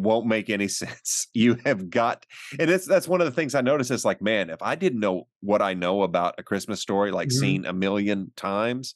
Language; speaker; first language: English; native; English